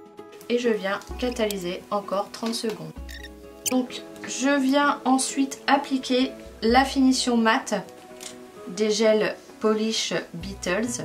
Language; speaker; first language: French; native; French